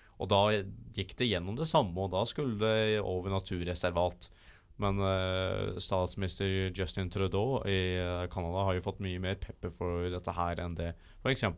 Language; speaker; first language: Norwegian; native; Norwegian